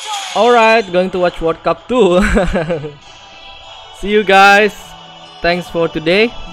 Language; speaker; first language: English; non-native, learner; Indonesian